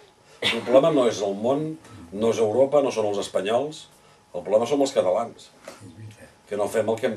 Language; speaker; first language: Catalan; native; Catalan